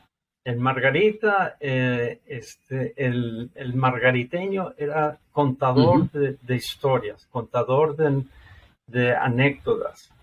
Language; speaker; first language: Spanish; non-native, fluent; English